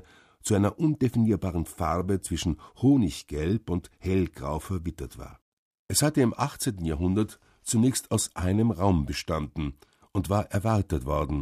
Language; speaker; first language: German; native; German